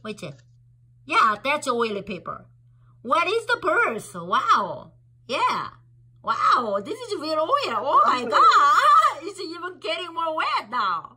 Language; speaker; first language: English; non-native, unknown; Korean